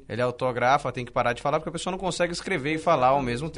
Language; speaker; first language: Portuguese; native; Portuguese